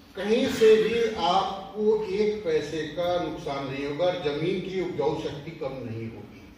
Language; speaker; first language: Hindi; non-native, local second language; Punjabi